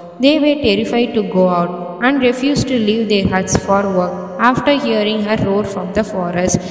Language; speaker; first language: English; non-native, local second language; Tamil